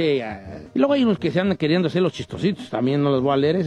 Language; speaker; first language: Spanish; native; Spanish